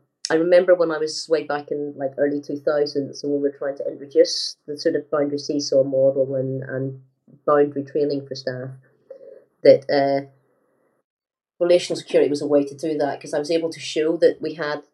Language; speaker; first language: English; native; English